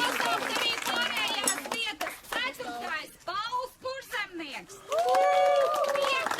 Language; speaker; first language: Latvian; native; Latvian